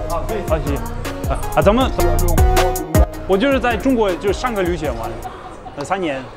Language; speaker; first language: Chinese; non-native, fluent; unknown